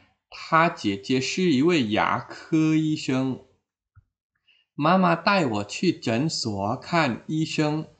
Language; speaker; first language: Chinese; non-native, fluent; Indonesian